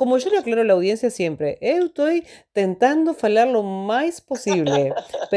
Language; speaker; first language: Spanish; native; Spanish